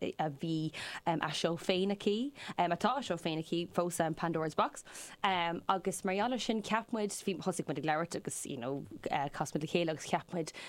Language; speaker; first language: Irish; non-native, local second language; English